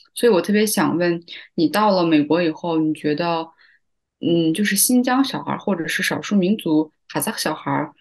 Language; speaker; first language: Chinese; native; Chinese